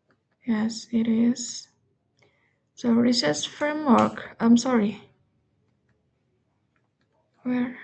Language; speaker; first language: English; non-native, learner; Indonesian